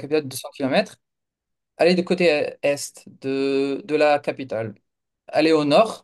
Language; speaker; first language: French; non-native, local second language; Kabyle